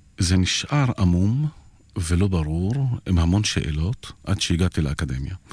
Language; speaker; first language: Hebrew; non-native, local second language; Arabic